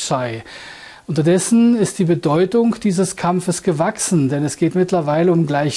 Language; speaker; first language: German; native; German